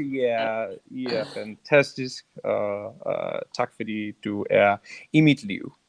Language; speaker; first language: Danish; non-native, learner; English